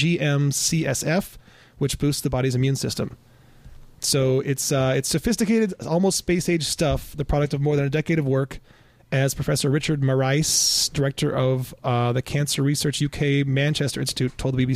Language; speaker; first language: English; native; English